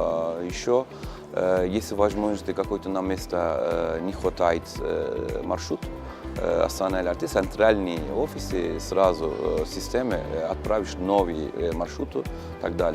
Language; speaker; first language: Russian; non-native, learner; Turkish